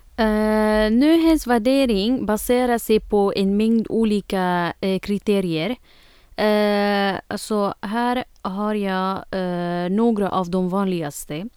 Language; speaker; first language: Swedish; non-native, fluent; Arabic